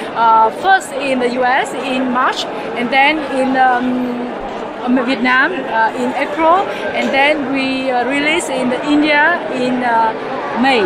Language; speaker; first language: English; non-native, learner; Vietnamese